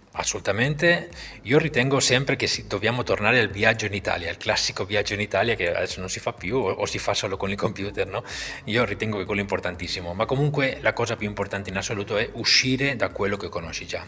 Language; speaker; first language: Italian; non-native, fluent; Spanish